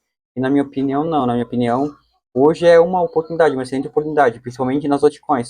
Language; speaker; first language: Portuguese; native; Portuguese